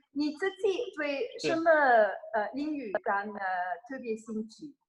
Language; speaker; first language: Chinese; non-native, fluent; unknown